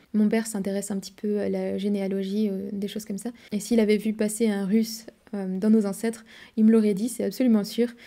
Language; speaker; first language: French; native; French